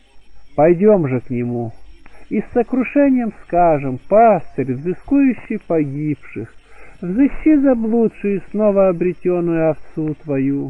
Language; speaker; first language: Russian; native; Russian